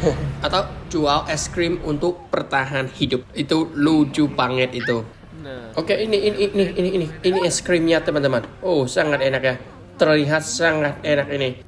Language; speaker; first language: Indonesian; non-native, learner; Vietnamese